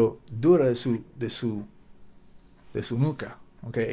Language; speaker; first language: Spanish; non-native, learner; English